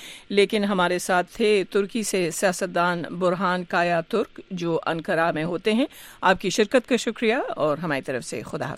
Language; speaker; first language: Urdu; native; Urdu